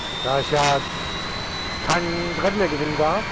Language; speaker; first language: German; native; German